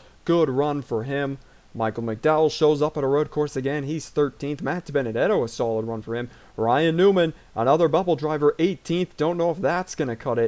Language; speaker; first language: English; native; English